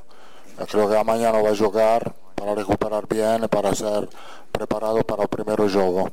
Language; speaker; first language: Portuguese; non-native, learner; Italian